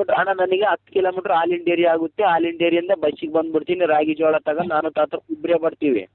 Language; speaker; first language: Kannada; native; Kannada